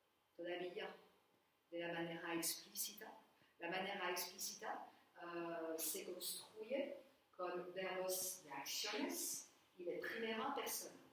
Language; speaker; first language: Spanish; non-native, learner; French